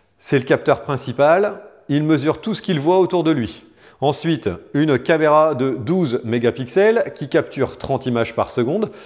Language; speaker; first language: French; native; French